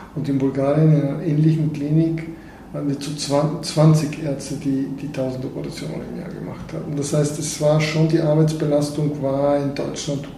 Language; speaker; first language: German; non-native, fluent; Bulgarian